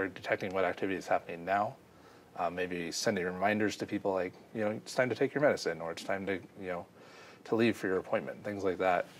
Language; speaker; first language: English; native; English